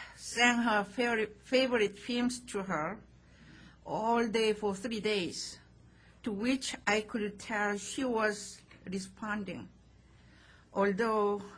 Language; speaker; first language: English; non-native, fluent; Korean